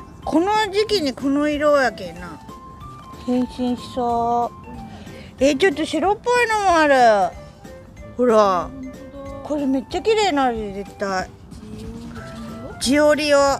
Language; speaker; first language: Japanese; native; Japanese